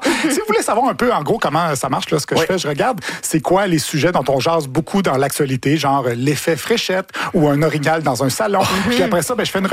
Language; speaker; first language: French; native; French